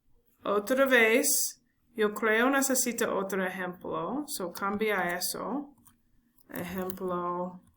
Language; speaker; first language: Spanish; non-native, learner; English